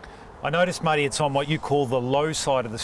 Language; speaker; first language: English; native; English